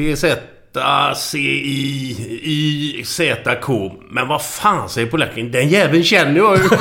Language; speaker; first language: Swedish; native; Swedish